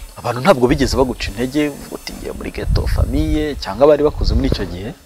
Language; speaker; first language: Kinyarwanda; native; Kinyarwanda